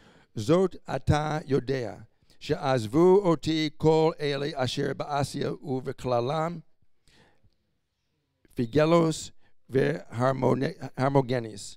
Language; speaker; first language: Hebrew; non-native, fluent; English